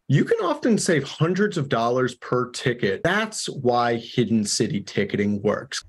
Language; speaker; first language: English; native; English